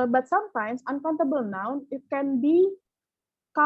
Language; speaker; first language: English; non-native, learner; Indonesian